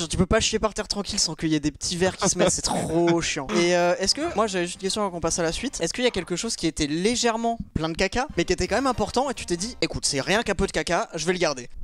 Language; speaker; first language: French; native; French